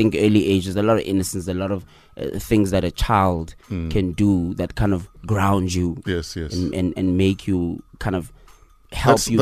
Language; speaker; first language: English; non-native, local second language; Tswana